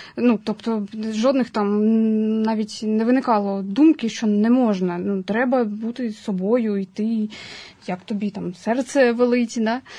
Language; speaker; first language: Ukrainian; native; Ukrainian